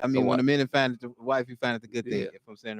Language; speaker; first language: English; native; English